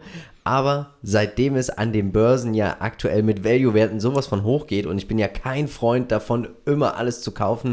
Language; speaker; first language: German; native; German